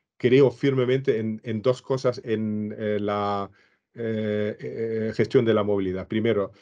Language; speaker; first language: Spanish; non-native, fluent; German